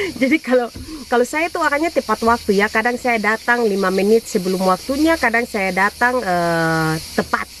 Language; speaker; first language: Indonesian; native; Indonesian